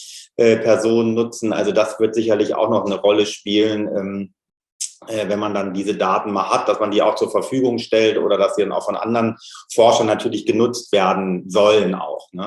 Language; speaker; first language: German; native; German